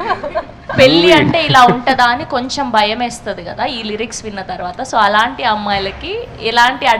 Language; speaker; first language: Telugu; native; Telugu